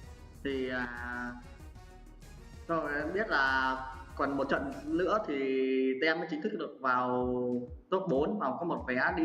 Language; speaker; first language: Vietnamese; native; Vietnamese